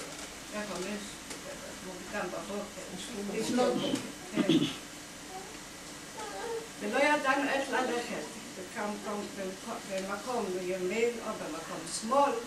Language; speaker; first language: Hebrew; non-native, fluent; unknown